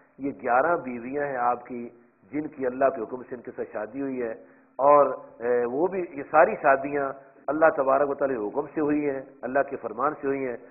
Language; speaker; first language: Urdu; non-native, local second language; Punjabi